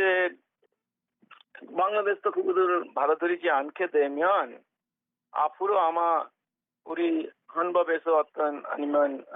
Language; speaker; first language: Korean; non-native, fluent; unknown